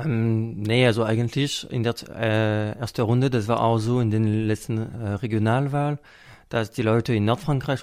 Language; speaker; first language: German; non-native, fluent; French